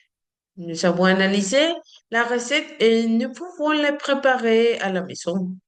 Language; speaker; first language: French; non-native, learner; Spanish